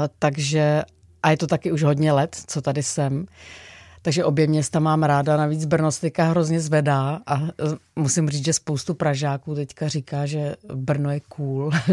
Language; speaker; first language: Czech; native; Czech